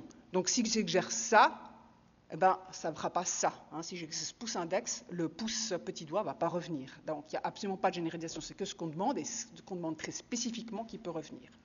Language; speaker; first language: French; native; French